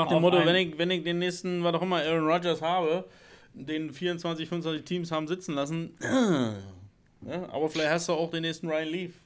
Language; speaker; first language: German; native; German